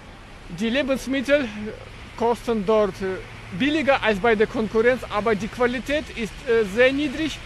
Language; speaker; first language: German; non-native, fluent; Russian